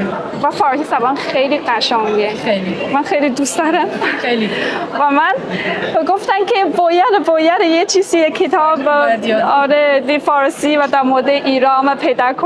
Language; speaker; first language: Persian; non-native, learner; Chinese